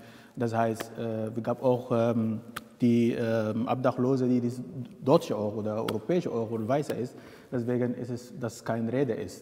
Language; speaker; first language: German; non-native, fluent; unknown